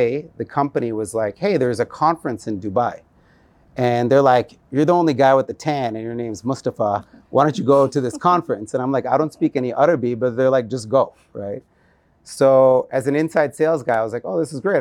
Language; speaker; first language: English; native; English